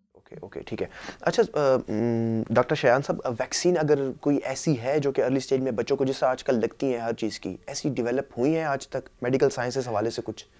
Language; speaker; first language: Urdu; native; Urdu